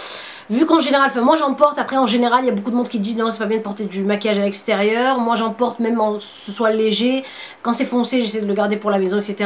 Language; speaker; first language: French; native; French